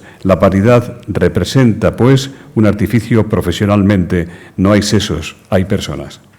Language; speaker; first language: Spanish; native; Spanish